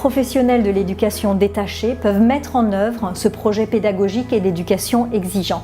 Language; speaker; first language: French; native; French